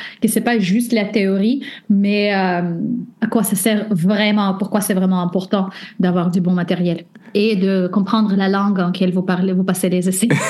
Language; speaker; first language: French; non-native, fluent; Russian